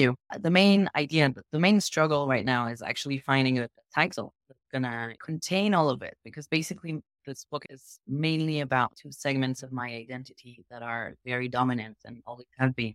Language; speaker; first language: English; non-native, fluent; French